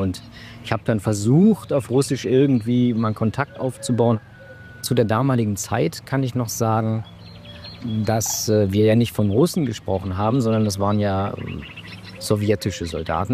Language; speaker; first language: German; native; German